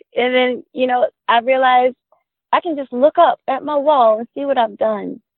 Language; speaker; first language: English; native; English